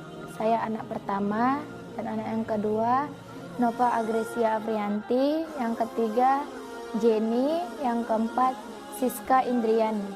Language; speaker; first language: Indonesian; native; Indonesian